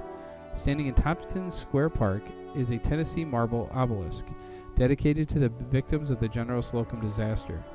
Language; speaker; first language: English; native; English